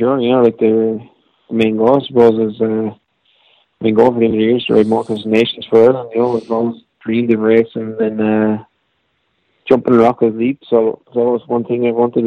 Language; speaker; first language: English; native; English